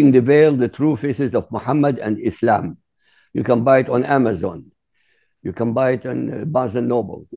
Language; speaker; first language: English; non-native, fluent; Arabic